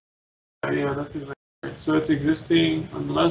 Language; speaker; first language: English; native; English